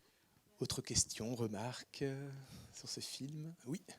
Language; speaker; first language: French; native; French